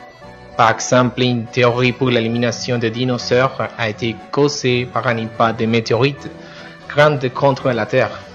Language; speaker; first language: French; non-native, fluent; Spanish